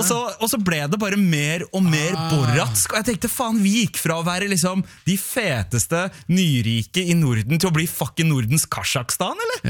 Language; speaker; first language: Norwegian; native; Norwegian